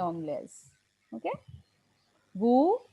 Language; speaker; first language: French; non-native, fluent; Hindi